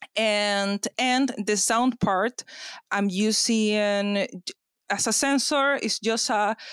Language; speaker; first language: English; non-native, fluent; Spanish